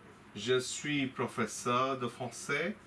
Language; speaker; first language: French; non-native, fluent; Hindi